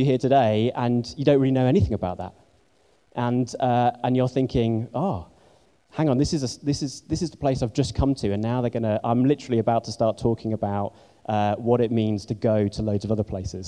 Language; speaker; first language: English; native; English